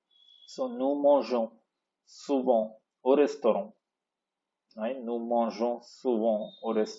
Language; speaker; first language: French; non-native, fluent; Tamil